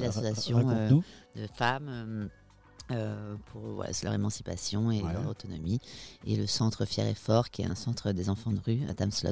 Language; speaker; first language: French; native; French